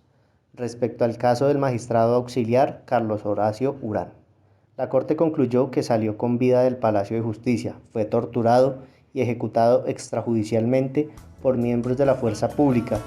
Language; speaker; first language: Spanish; native; Spanish